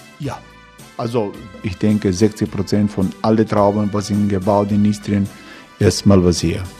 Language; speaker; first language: German; non-native, learner; Croatian